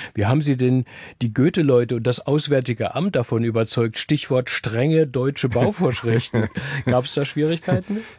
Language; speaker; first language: German; native; German